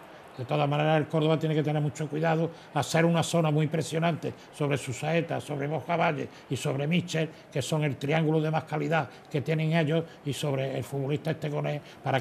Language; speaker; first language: Spanish; native; Spanish